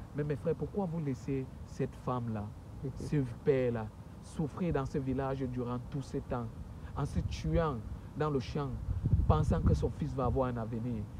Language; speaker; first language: French; native; French